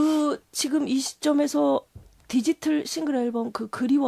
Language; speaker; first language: Korean; native; Korean